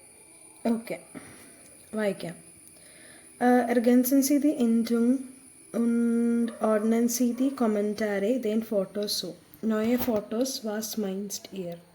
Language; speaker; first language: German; non-native, fluent; Malayalam